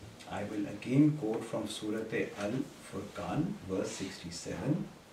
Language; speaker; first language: English; non-native, local second language; Urdu